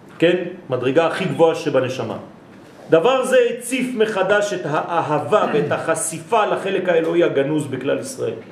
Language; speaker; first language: Hebrew; non-native, fluent; French